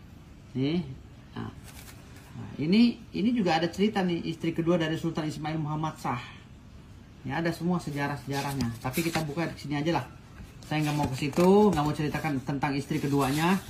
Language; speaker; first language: Indonesian; native; Indonesian